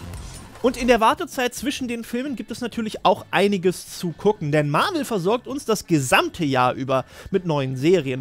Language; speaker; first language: German; native; German